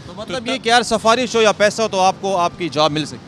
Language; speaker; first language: Urdu; native; Urdu